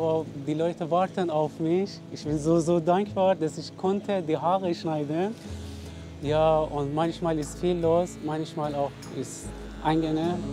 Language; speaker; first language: German; non-native, learner; Persian